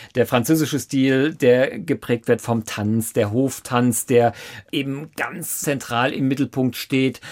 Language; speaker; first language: German; native; German